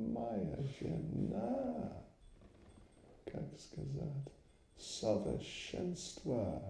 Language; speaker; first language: Russian; non-native, learner; English